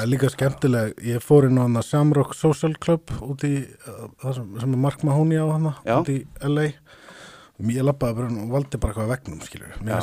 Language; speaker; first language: Icelandic; native; Icelandic